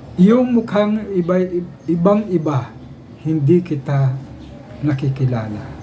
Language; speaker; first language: Filipino; native; Filipino